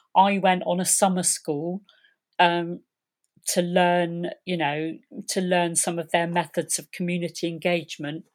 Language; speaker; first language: English; native; English